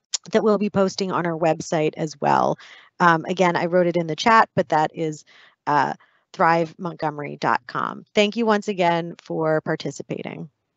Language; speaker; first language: English; native; English